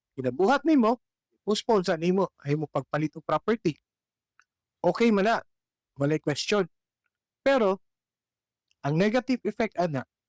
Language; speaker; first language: Cebuano; native; Cebuano